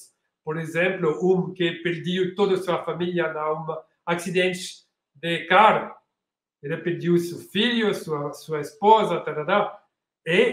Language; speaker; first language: Portuguese; non-native, learner; French